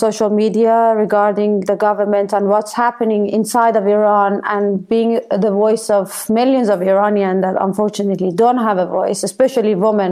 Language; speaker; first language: English; non-native, fluent; Persian